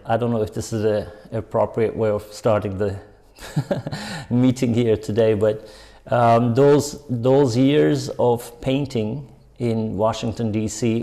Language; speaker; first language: English; non-native, fluent; Turkish